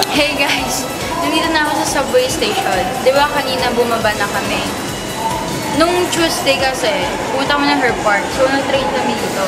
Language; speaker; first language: Filipino; native; Filipino